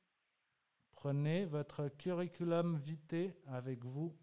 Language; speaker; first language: French; native; French